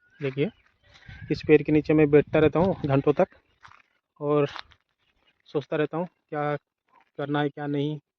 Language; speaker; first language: Hindi; non-native, local second language; Assamese